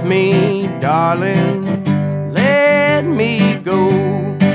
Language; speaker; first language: English; native; English